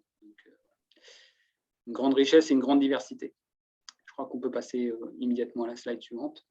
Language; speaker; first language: French; native; French